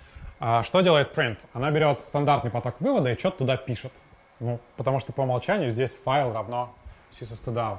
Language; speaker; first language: Russian; native; Russian